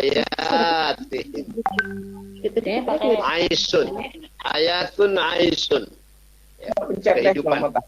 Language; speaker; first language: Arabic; non-native, fluent; Indonesian